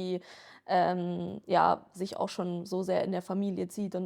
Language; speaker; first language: German; native; German